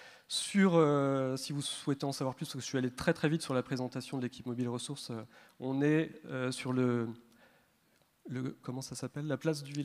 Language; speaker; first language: French; native; French